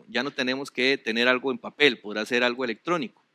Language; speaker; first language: Spanish; native; Spanish